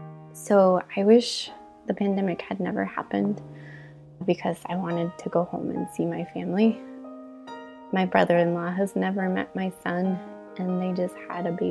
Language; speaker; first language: English; native; English